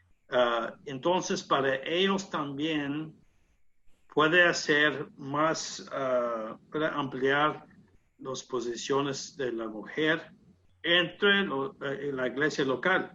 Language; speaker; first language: Spanish; non-native, learner; English